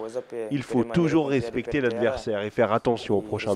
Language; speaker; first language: French; native; French